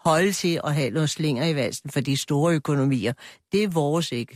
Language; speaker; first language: Danish; native; Danish